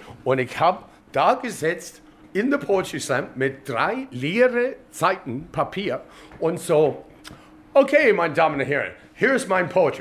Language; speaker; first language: German; non-native, learner; English